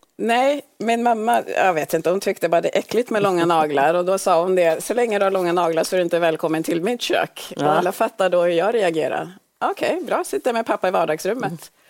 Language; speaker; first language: Swedish; early bilingual, other home language; Swahili